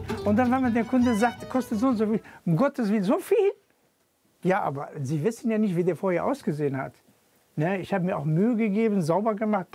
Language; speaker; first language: German; non-native, fluent; Arabic